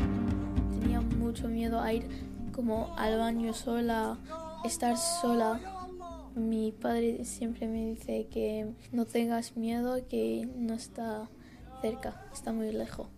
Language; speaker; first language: Spanish; early bilingual, other home language; Arabic